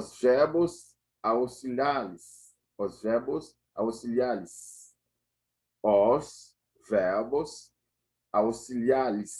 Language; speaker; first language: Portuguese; non-native, fluent; Haitian Creole